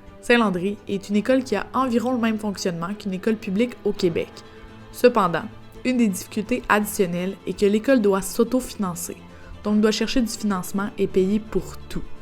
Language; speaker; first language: French; native; French